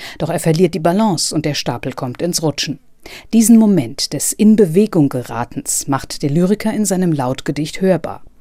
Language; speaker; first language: German; native; German